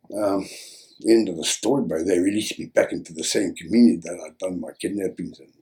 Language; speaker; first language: English; native; English